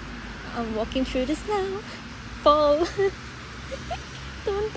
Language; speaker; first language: English; non-native, learner; Filipino